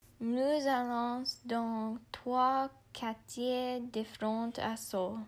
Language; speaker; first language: French; non-native, learner; English